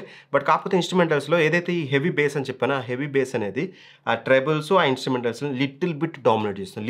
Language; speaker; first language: Telugu; native; Telugu